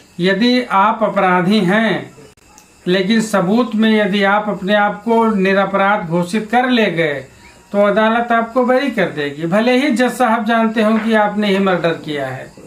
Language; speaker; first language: Hindi; native; Hindi